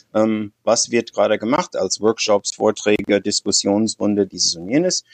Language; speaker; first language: German; non-native, fluent; English